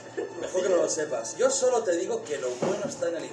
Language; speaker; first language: Spanish; native; Spanish